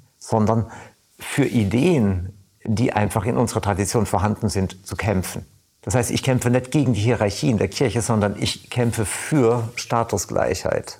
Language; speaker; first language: German; native; German